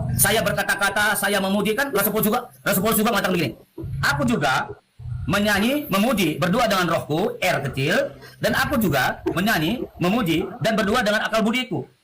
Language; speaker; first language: Indonesian; non-native, local second language; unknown